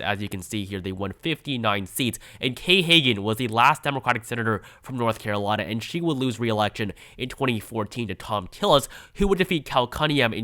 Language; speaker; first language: English; native; English